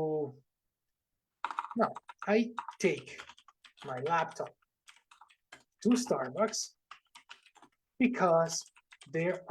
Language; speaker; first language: English; non-native, fluent; Spanish